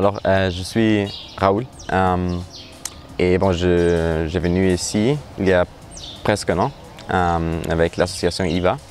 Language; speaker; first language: French; non-native, learner; German